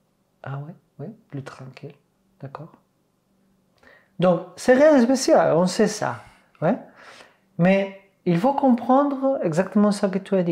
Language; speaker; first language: French; non-native, fluent; Catalan